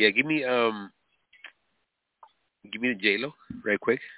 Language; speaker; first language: English; early bilingual, other home language; Spanish